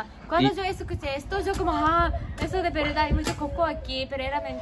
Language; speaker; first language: Spanish; non-native, learner; Japanese